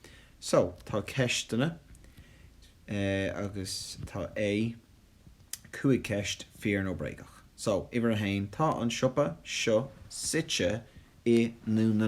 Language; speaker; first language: Irish; non-native, local second language; English